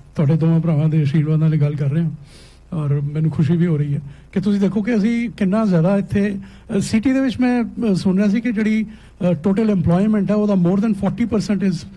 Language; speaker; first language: Punjabi; native; Punjabi